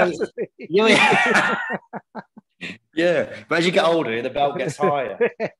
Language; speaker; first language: English; native; English